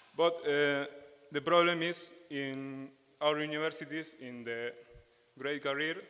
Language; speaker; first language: English; non-native, fluent; Spanish